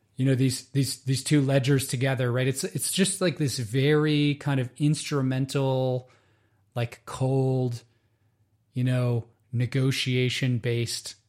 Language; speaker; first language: English; native; English